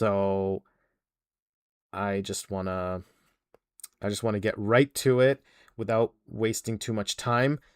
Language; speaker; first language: English; native; English